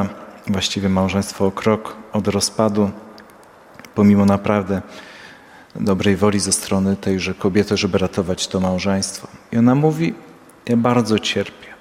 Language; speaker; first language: Polish; native; Polish